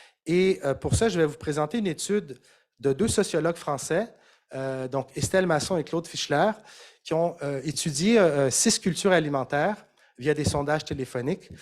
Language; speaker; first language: French; native; French